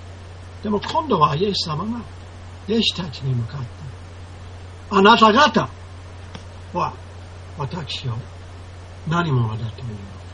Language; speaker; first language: Japanese; non-native, fluent; English